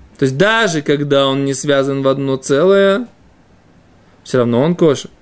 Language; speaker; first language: Russian; native; Russian